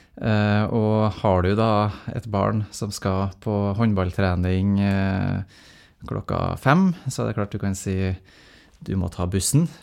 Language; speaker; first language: Norwegian; native; Norwegian